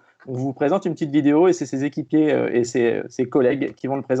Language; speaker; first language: French; native; French